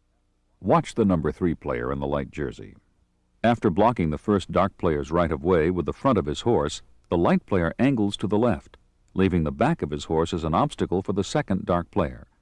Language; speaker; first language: English; native; English